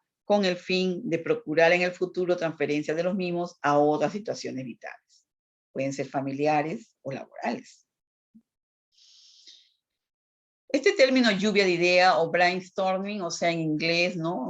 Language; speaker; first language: Spanish; native; Spanish